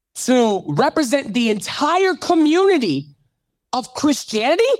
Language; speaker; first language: English; native; English